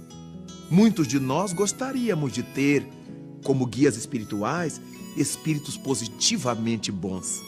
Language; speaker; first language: Portuguese; native; Portuguese